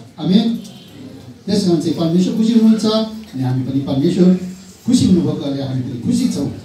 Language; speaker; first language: Nepali; non-native, local second language; Sherpa